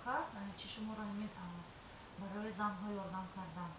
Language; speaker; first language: Persian; native; Persian